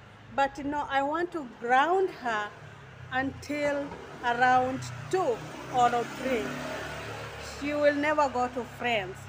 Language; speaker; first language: English; non-native, learner; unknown